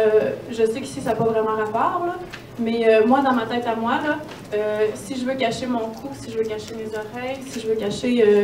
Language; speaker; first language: French; native; French